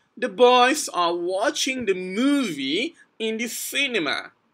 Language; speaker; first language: English; non-native, local second language; Malay